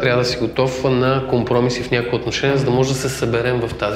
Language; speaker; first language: Bulgarian; native; Bulgarian